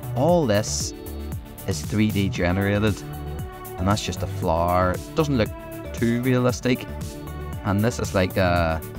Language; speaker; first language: English; native; English